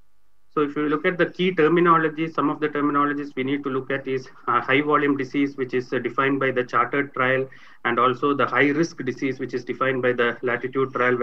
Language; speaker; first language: English; non-native, local second language; Tamil